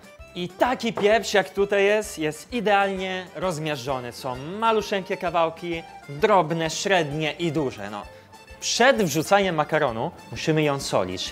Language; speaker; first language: Polish; non-native, fluent; Italian